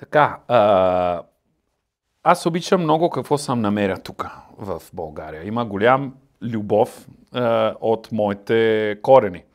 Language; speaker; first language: Bulgarian; non-native, learner; Italian